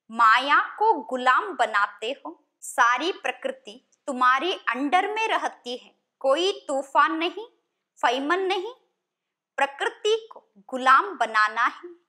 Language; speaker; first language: Hindi; non-native, local second language; Kannada